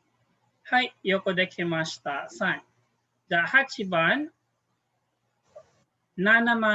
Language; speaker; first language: Japanese; non-native, fluent; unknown